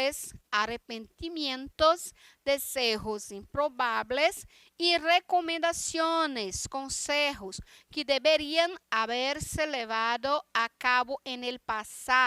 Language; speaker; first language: Spanish; non-native, fluent; Portuguese